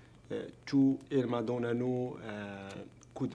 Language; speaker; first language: French; non-native, learner; Arabic